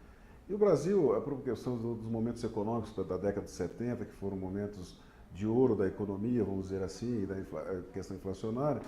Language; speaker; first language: Portuguese; native; Portuguese